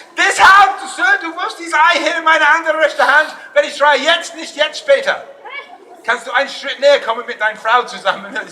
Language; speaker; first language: German; non-native, fluent; English